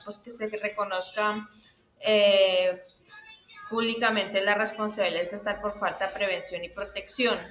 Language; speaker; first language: Spanish; native; Spanish